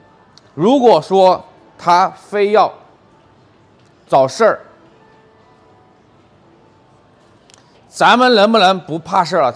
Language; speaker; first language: Chinese; native; Chinese